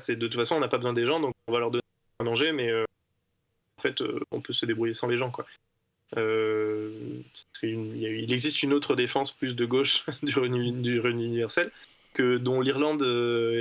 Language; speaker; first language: French; native; French